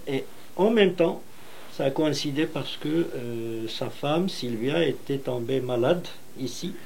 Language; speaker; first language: French; non-native, local second language; Arabic